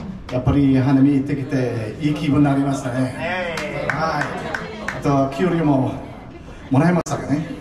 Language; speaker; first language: Japanese; non-native, fluent; Filipino